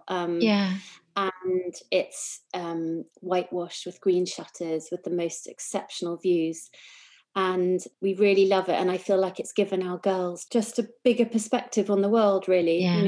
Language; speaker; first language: English; native; English